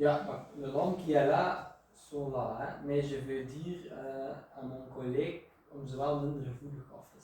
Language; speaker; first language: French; non-native, local second language; Dutch